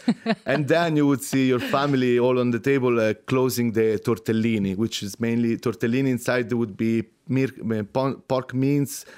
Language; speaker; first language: English; non-native, fluent; Italian